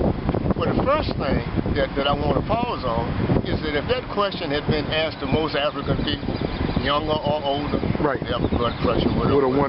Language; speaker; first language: English; native; English